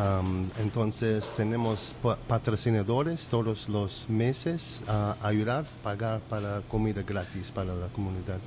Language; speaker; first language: Spanish; non-native, learner; English